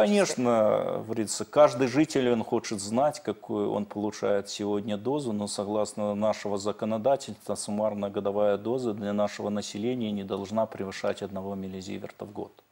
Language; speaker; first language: Russian; native; Russian